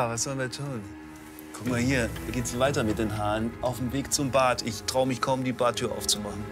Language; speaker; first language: German; native; German